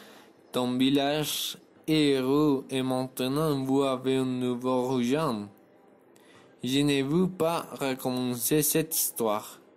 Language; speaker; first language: French; non-native, learner; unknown